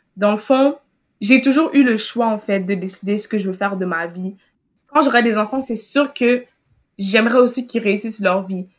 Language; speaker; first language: French; early bilingual, other home language; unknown